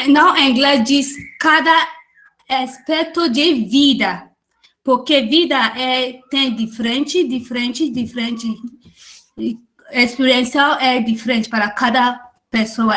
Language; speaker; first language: Portuguese; non-native, learner; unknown